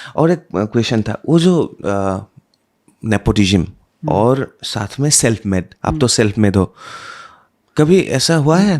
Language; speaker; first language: Hindi; non-native, local second language; Assamese